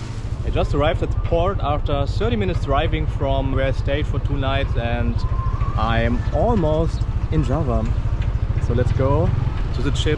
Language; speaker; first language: English; non-native, fluent; German